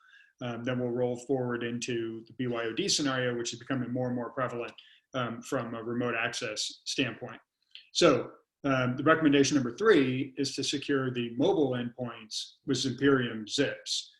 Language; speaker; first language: English; native; English